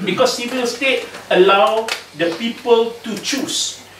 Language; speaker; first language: English; non-native, local second language; Malay